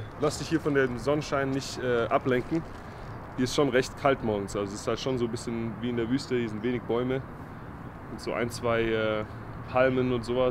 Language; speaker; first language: German; native; German